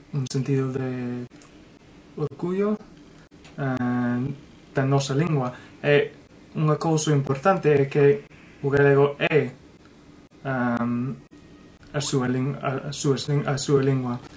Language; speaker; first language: Galician; non-native, learner; English